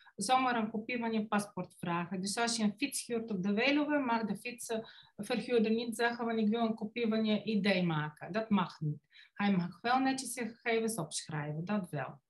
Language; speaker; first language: Dutch; non-native, fluent; Bulgarian